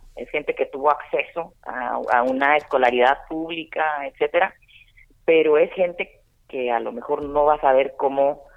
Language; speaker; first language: Spanish; native; Spanish